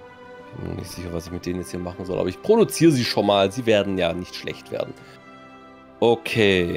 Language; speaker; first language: German; native; German